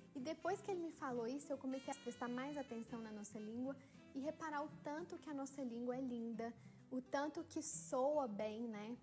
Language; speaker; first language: Portuguese; native; Portuguese